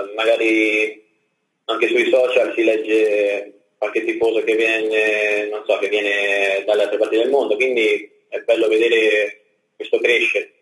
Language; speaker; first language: Italian; early bilingual, other home language; English